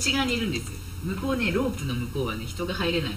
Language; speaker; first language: Japanese; native; Japanese